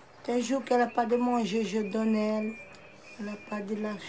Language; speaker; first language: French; non-native, learner; Portuguese